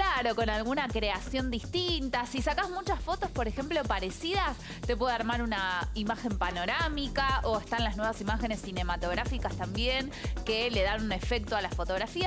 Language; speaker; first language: Spanish; native; Spanish